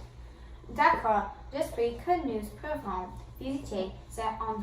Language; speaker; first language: French; non-native, learner; English